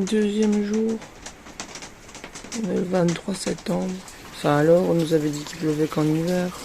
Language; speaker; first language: French; native; French